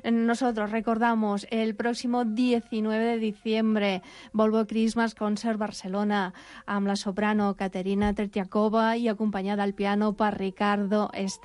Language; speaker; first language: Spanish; non-native, local second language; Catalan